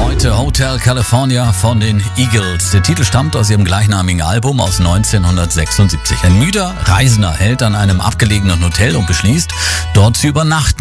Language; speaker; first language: German; native; German